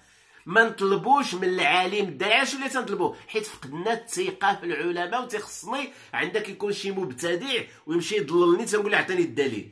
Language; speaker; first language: Arabic; native; Arabic